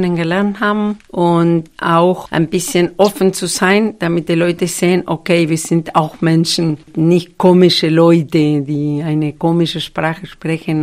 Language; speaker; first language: German; non-native, fluent; Spanish